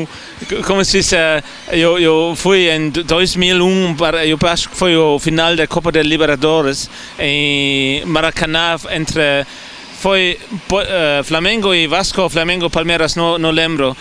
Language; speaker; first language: Portuguese; non-native, fluent; German